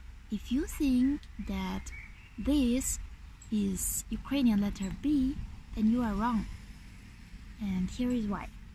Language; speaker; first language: English; non-native, fluent; Ukrainian